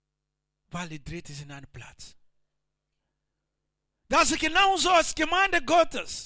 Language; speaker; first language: German; non-native, learner; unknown